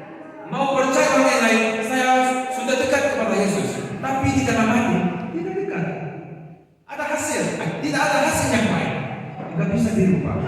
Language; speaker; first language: Indonesian; non-native, fluent; Korean